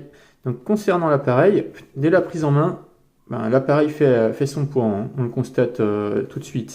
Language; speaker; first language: French; native; French